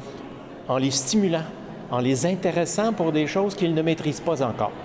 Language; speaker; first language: French; native; French